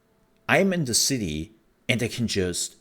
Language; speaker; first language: English; non-native, fluent; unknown